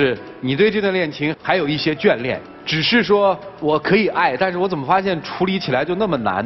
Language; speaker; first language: Chinese; native; Chinese